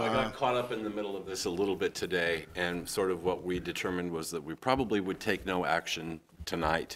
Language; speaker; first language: English; native; English